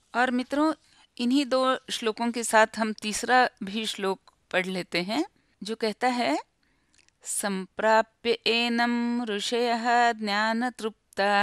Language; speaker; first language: Hindi; non-native, local second language; Marathi